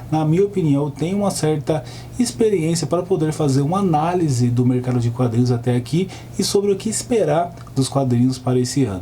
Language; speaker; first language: Portuguese; native; Portuguese